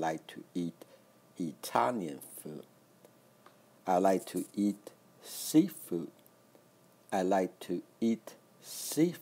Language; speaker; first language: English; non-native, fluent; Chinese